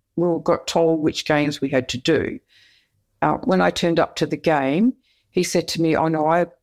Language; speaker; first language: English; native; English